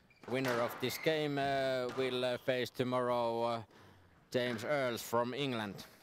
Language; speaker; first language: English; non-native, fluent; Finnish